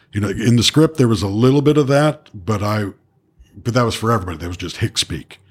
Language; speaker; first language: English; native; English